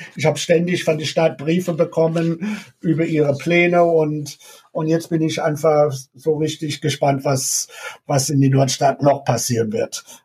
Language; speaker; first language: German; non-native, fluent; English